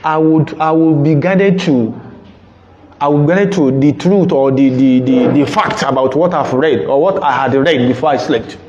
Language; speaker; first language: English; non-native, local second language; Yoruba